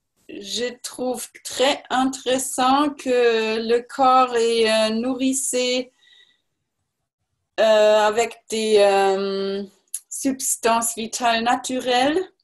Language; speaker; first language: French; non-native, learner; German